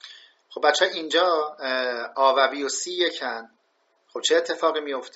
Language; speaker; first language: Persian; native; Persian